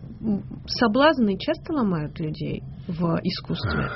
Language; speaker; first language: Russian; native; Russian